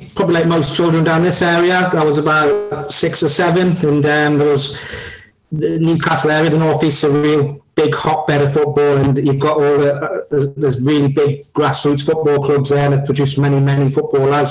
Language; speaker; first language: English; native; English